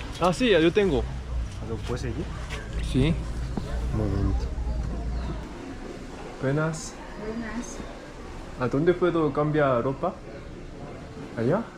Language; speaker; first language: Spanish; non-native, learner; Korean